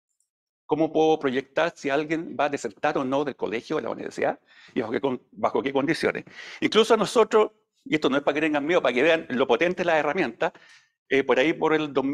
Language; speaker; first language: Spanish; native; Spanish